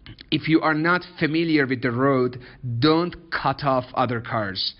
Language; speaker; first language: English; non-native, fluent; Persian